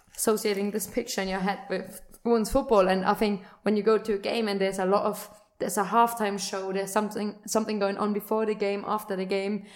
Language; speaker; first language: English; non-native, fluent; German